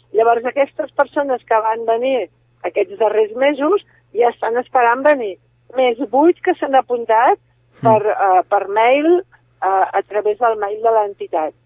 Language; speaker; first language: Catalan; native; Catalan